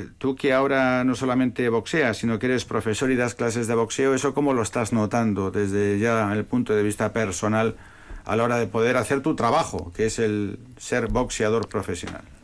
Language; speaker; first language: Spanish; native; Spanish